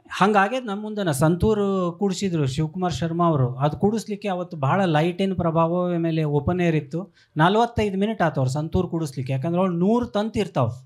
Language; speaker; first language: Kannada; native; Kannada